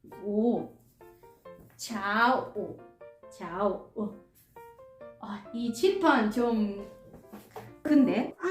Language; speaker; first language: Korean; non-native, learner; Italian